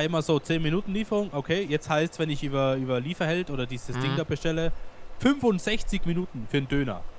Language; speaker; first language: German; native; German